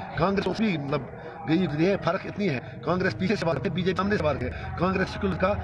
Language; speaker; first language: Urdu; non-native, local second language; Kashmiri